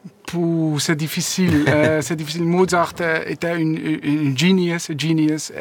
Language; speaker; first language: French; non-native, learner; Dutch